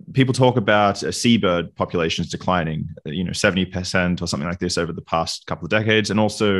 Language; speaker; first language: English; native; English